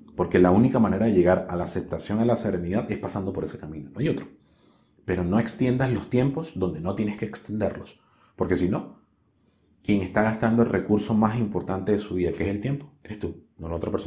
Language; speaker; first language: Spanish; native; Spanish